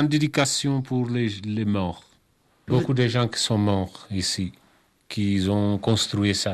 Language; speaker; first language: French; non-native, learner; Kabuverdianu